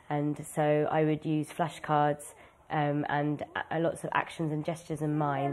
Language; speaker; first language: English; native; English